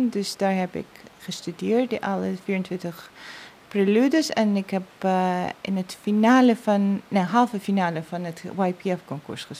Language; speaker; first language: Dutch; non-native, fluent; Georgian